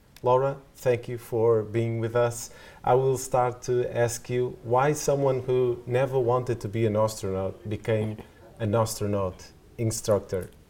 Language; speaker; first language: English; non-native, fluent; Portuguese